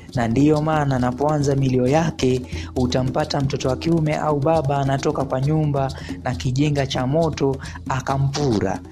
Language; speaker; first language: Swahili; non-native, local second language; Luyia